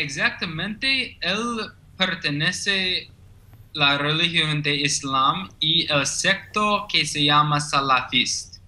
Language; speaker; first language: Spanish; non-native, learner; English